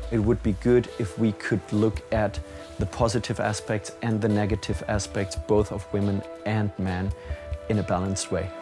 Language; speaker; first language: English; non-native, fluent; German